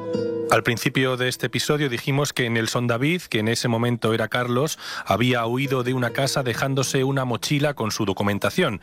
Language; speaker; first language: Spanish; native; Spanish